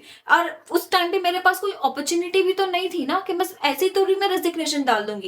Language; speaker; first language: Hindi; native; Hindi